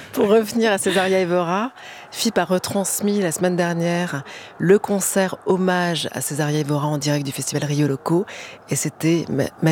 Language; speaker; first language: French; native; French